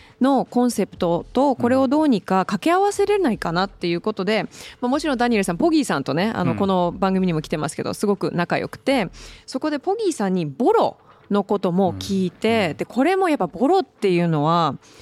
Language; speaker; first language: Japanese; native; Japanese